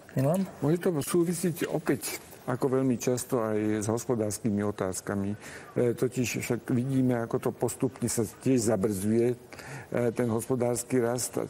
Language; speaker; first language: Slovak; non-native, local second language; Hungarian